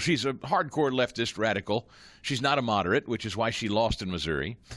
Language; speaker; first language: English; native; English